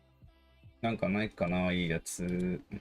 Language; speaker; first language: Japanese; native; Japanese